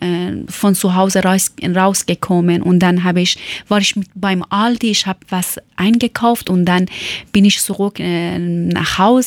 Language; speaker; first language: German; non-native, fluent; Persian